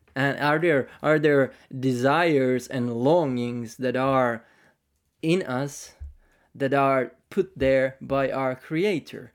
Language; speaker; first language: English; non-native, fluent; Finnish